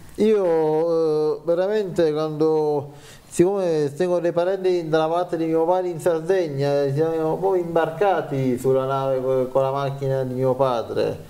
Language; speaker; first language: Italian; native; Italian